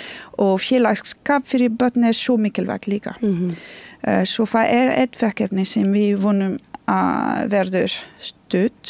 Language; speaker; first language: Icelandic; non-native, learner; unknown